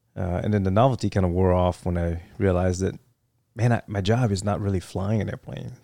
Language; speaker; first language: English; non-native, fluent; French